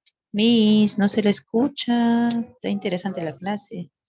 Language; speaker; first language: Spanish; native; Spanish